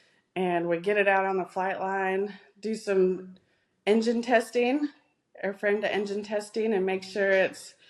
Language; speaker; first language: English; native; English